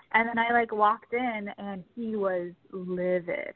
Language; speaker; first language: English; native; English